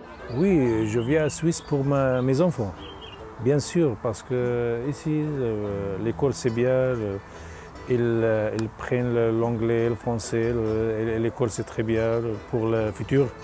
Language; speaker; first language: French; non-native, learner; Kurdish